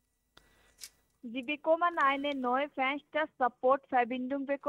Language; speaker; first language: German; non-native, learner; Hindi